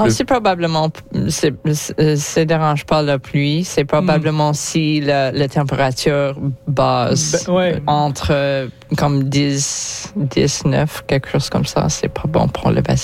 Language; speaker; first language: French; non-native, local second language; English